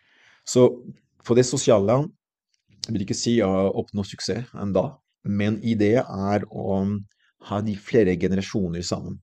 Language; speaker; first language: Norwegian; non-native, fluent; French